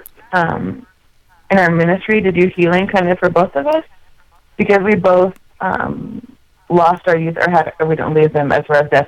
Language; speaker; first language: English; native; English